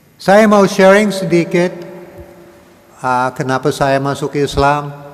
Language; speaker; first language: Indonesian; non-native, learner; English